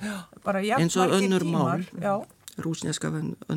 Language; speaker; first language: Icelandic; non-native, fluent; Lithuanian